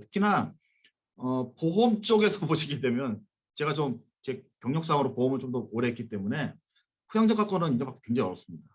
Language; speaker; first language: Korean; native; Korean